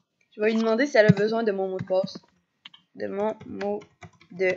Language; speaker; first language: French; native; French